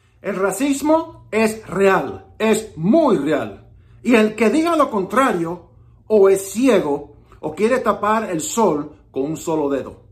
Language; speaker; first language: Spanish; early bilingual, heritage; Spanish